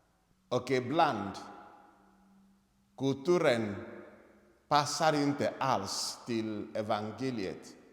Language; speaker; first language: Swedish; non-native, fluent; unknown